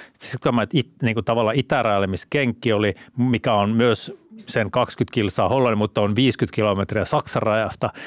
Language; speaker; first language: Finnish; native; Finnish